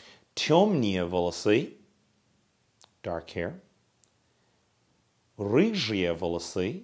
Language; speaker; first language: Russian; non-native, fluent; English